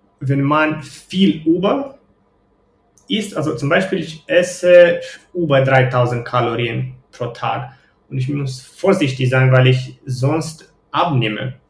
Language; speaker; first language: German; non-native, fluent; Romanian